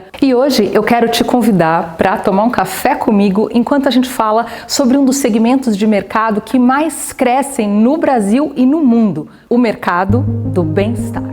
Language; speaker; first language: Portuguese; native; Portuguese